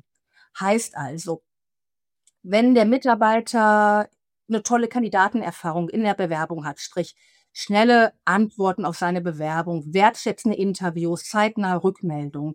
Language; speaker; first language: German; native; German